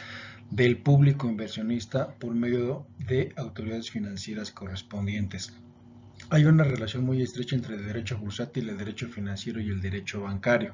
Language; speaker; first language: Spanish; native; Spanish